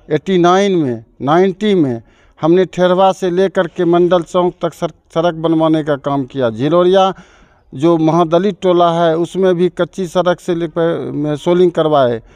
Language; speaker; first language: Hindi; native; Hindi